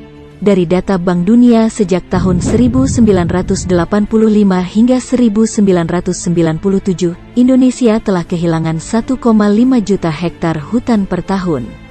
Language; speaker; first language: Indonesian; native; Indonesian